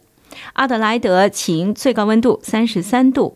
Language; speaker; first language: Chinese; native; Chinese